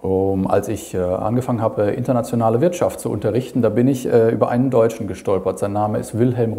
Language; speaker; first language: German; native; German